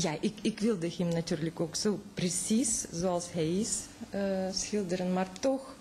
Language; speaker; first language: Dutch; non-native, fluent; Russian